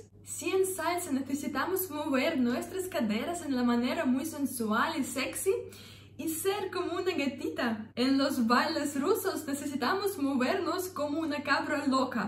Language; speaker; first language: Spanish; non-native, fluent; Russian